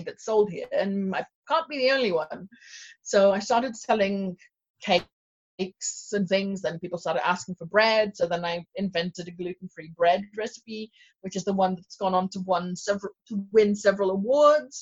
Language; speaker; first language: English; non-native, local second language; Swahili